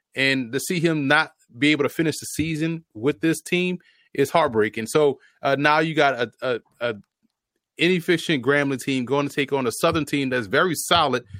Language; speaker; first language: English; native; English